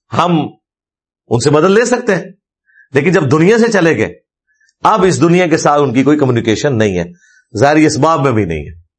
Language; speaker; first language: Urdu; non-native, local second language; Punjabi